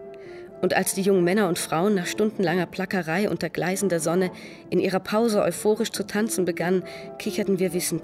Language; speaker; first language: German; native; German